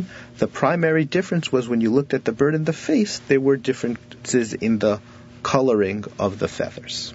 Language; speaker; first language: English; native; English